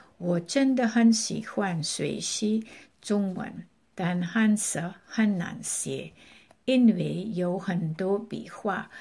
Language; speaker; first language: Chinese; non-native, learner; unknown